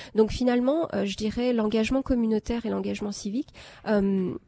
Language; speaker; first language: French; non-native, local second language; Arabic